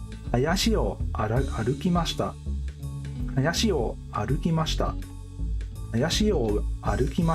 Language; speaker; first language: Japanese; non-native, learner; English